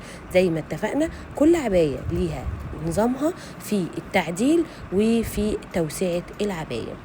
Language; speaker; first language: Arabic; native; Arabic